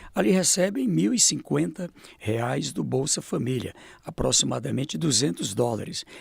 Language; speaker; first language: Portuguese; native; Portuguese